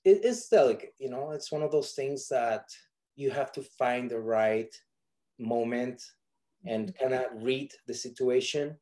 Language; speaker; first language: English; non-native, fluent; Spanish